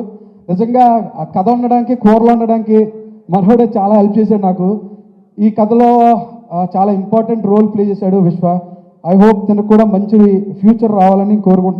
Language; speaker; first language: Telugu; native; Telugu